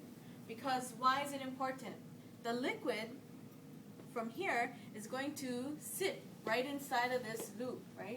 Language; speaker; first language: English; native; English